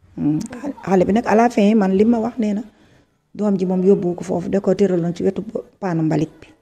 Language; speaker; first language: Wolof; native; Wolof